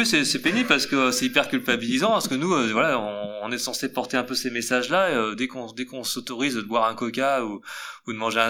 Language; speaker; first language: French; native; French